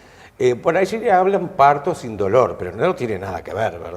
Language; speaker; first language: Spanish; native; Spanish